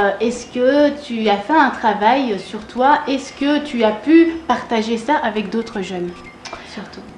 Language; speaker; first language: French; early bilingual, other home language; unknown